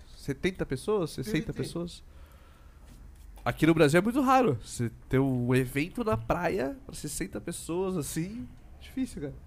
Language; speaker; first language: Portuguese; native; Portuguese